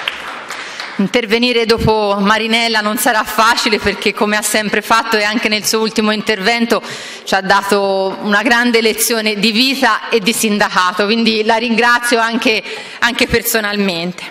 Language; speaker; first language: Italian; native; Italian